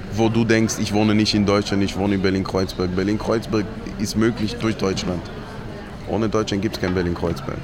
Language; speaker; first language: German; non-native, fluent; Hebrew